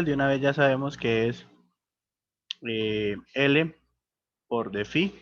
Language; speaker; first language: Spanish; native; Spanish